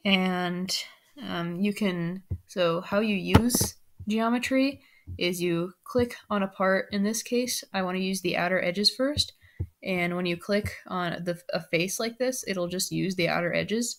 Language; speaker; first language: English; native; English